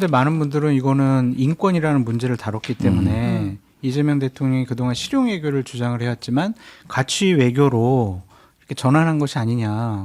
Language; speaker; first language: Korean; native; Korean